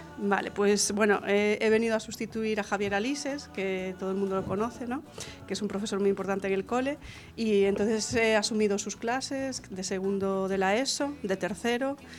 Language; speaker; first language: Spanish; non-native, local second language; Galician